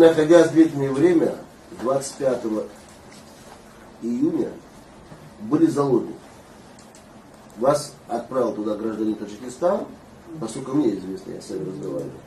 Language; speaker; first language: Russian; non-native, fluent; Tajik